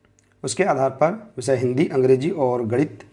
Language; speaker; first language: Hindi; native; Hindi